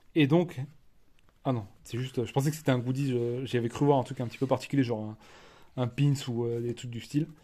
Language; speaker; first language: French; native; French